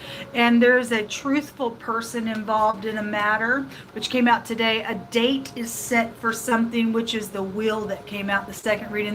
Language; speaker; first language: English; native; English